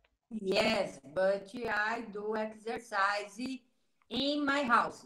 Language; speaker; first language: English; non-native, learner; Portuguese